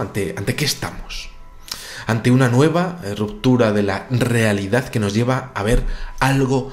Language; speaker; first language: Spanish; native; Spanish